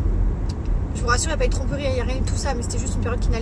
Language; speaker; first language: French; native; French